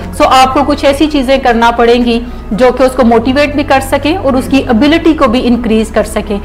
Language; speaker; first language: Urdu; native; Urdu